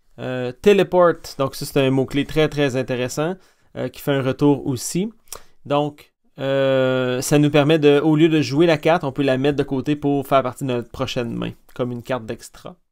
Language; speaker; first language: French; native; French